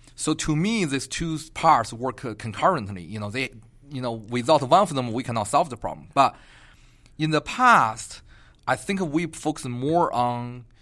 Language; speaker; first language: English; non-native, fluent; Chinese